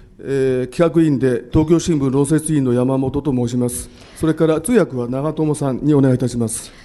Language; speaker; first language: Japanese; native; Japanese